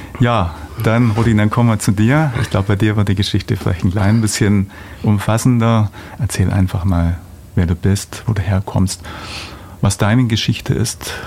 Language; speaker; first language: German; native; German